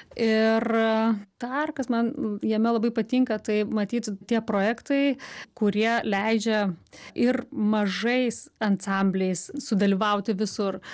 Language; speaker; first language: Lithuanian; native; Lithuanian